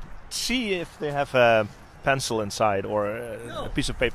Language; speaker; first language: English; non-native, fluent; Dutch